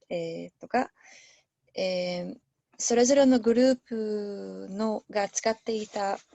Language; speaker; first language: Japanese; non-native, learner; English